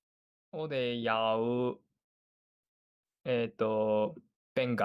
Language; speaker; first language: Cantonese; non-native, learner; Japanese